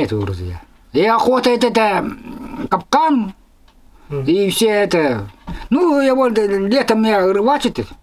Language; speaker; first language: Russian; non-native, local second language; Yakut